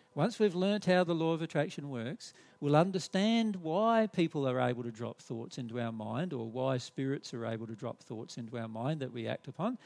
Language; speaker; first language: English; native; English